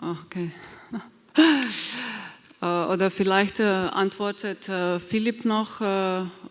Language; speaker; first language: German; non-native, fluent; Slovenian